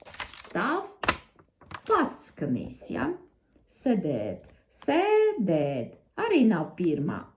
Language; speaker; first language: Latvian; non-native, learner; Russian